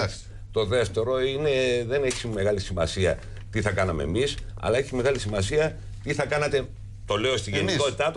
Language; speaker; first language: Greek; native; Greek